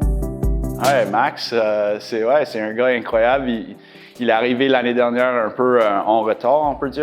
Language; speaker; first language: French; non-native, local second language; English